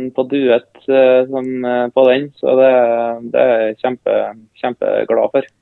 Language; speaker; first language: Norwegian; native; Norwegian